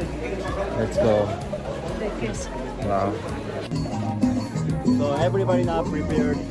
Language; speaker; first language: English; non-native, learner; Japanese